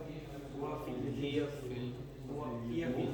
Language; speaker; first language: Arabic; non-native, learner; Urdu